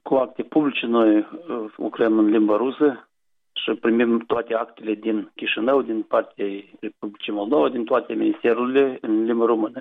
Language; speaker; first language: Romanian; non-native, local second language; Gagauz